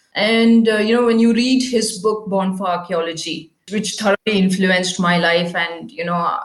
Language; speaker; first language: English; non-native, local second language; Kannada